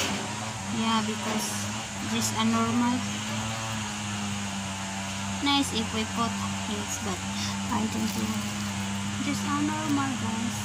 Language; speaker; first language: English; non-native, learner; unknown